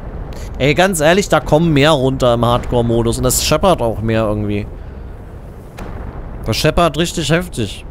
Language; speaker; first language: German; native; German